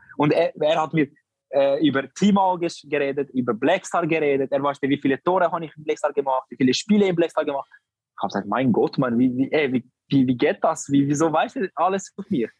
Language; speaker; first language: German; non-native, learner; Albanian